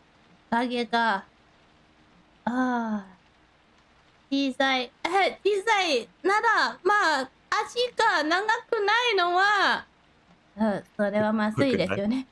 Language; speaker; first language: Japanese; non-native, learner; Thai